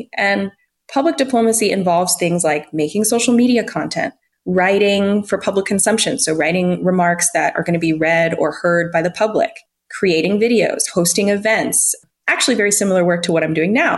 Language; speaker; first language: English; native; English